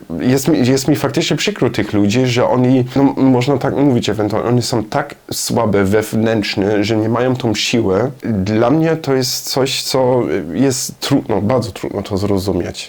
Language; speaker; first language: Polish; non-native, learner; German